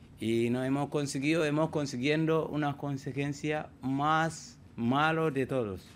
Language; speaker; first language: Spanish; non-native, learner; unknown